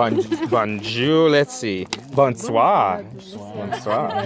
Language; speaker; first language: French; non-native, learner; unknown